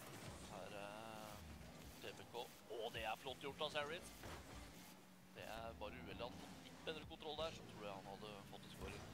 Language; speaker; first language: Norwegian; native; Norwegian